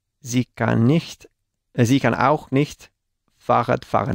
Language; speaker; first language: German; non-native, learner; Spanish